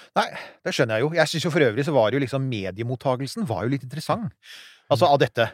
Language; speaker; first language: Norwegian; early bilingual, other home language; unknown